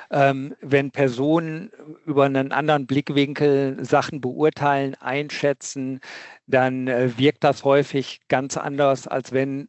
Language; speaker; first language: German; native; German